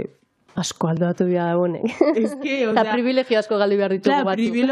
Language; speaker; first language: Basque; native; Basque